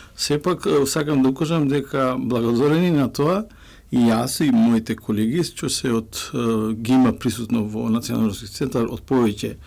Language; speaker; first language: Macedonian; non-native, local second language; Romany